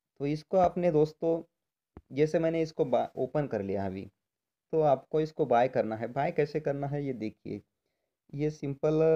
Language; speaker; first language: Hindi; non-native, local second language; Marathi